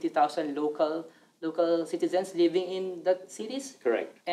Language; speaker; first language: English; non-native, local second language; Filipino